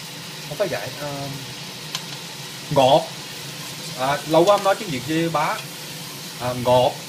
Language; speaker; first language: Vietnamese; early bilingual, heritage; Vietnamese